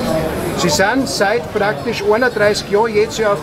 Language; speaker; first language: German; native; German